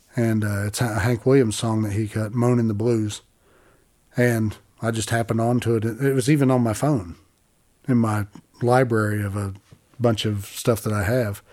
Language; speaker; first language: English; native; English